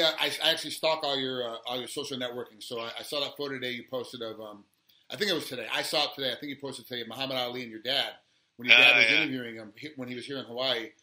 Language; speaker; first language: English; native; English